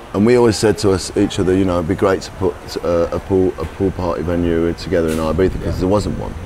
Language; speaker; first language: English; native; English